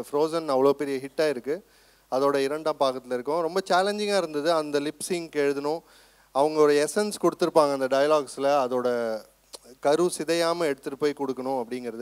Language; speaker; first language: Tamil; native; Tamil